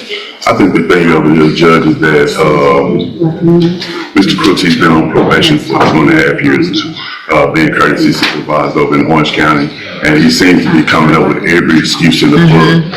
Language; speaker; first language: English; native; English